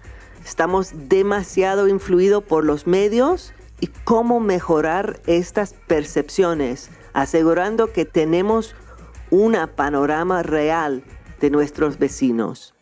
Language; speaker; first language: Spanish; non-native, fluent; English